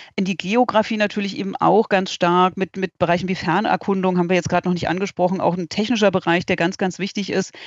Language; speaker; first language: German; native; German